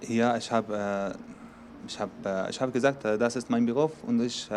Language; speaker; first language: German; non-native, learner; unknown